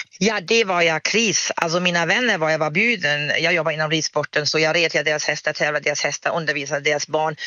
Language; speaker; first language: Swedish; non-native, fluent; German